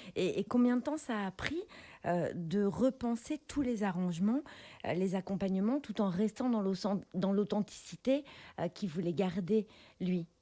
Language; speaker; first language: French; native; French